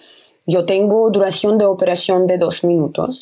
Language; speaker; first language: Spanish; non-native, fluent; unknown